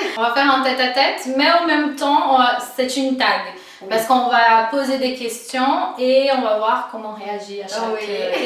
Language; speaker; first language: French; non-native, fluent; Portuguese